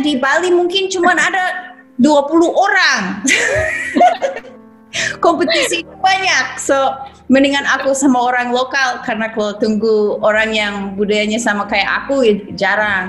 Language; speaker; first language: Indonesian; non-native, fluent; English